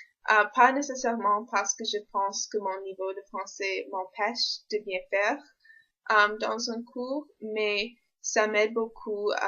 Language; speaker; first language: French; non-native, local second language; English